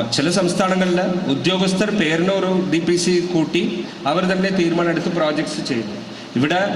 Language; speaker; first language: Malayalam; non-native, local second language; Tamil